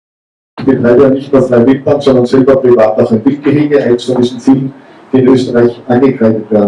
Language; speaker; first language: German; native; German